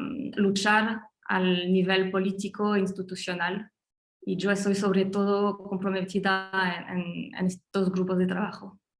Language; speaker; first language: Spanish; non-native, fluent; French